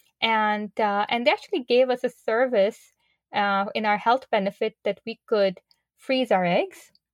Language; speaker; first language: English; non-native, local second language; Urdu